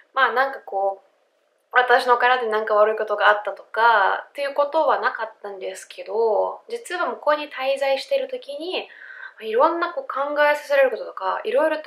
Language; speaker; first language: Japanese; non-native, fluent; Russian